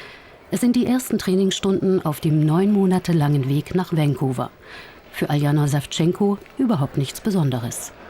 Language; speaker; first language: German; native; German